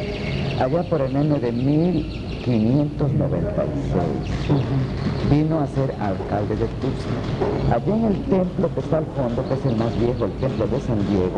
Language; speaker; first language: Spanish; native; Spanish